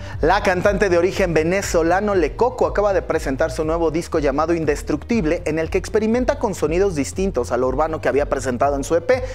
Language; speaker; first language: Spanish; native; Spanish